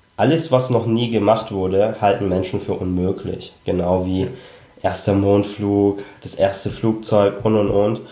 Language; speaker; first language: German; early bilingual, other home language; Cantonese